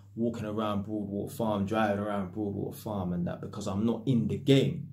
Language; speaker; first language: English; native; English